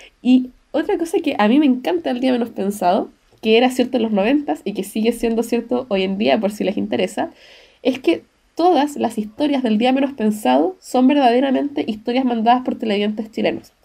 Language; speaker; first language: Spanish; native; Spanish